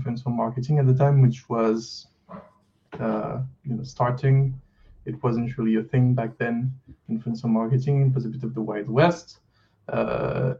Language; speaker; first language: English; non-native, fluent; French